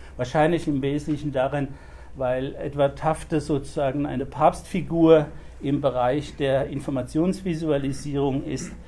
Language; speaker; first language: German; native; German